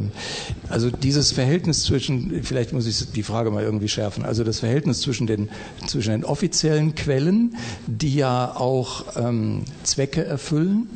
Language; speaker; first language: German; native; German